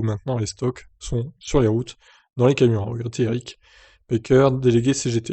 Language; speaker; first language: French; native; French